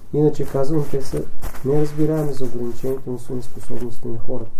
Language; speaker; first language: Bulgarian; native; Bulgarian